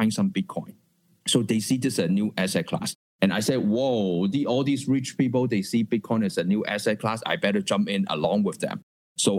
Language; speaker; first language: English; non-native, local second language; Cantonese